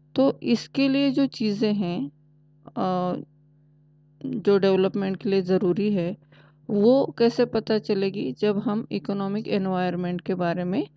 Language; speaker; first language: Hindi; non-native, local second language; Marathi